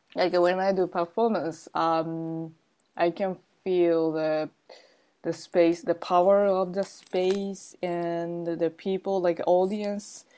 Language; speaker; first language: English; non-native, learner; Japanese